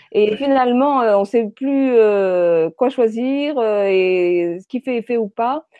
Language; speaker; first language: French; native; French